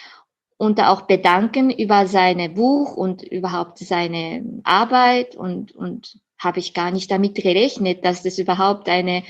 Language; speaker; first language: German; non-native, fluent; Japanese